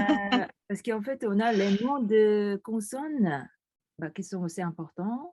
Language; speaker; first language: French; non-native, fluent; Korean